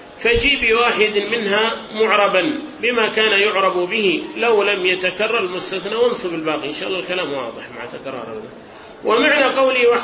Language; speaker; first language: Arabic; native; Arabic